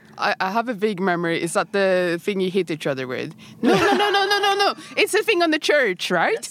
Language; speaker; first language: English; non-native, fluent; Swedish